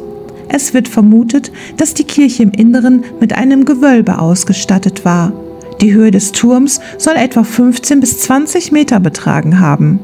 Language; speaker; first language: German; native; German